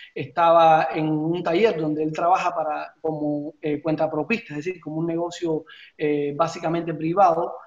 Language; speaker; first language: Spanish; native; Spanish